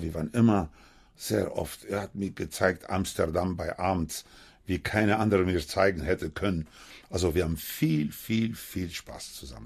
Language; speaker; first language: German; non-native, fluent; Spanish